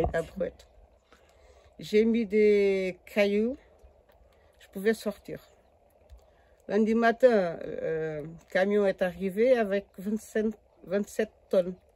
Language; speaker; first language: French; non-native, learner; Portuguese